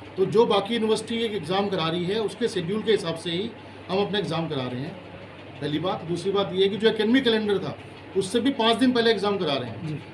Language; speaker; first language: Hindi; native; Hindi